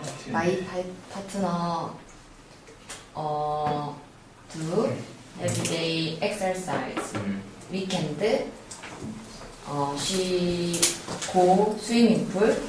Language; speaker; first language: English; non-native, learner; Korean